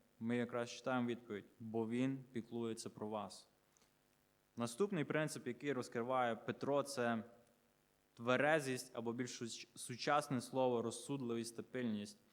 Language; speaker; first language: Ukrainian; native; Ukrainian